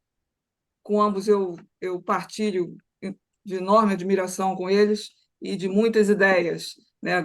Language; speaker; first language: Portuguese; native; Portuguese